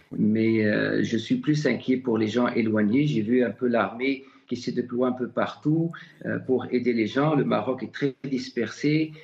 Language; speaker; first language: French; non-native, local second language; Arabic